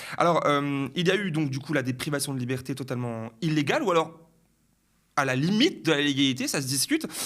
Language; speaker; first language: French; native; French